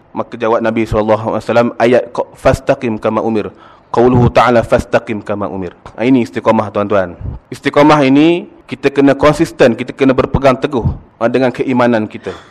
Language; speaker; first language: Malay; native; Malay